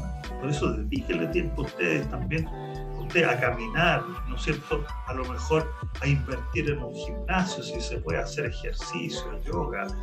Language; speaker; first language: Spanish; native; Spanish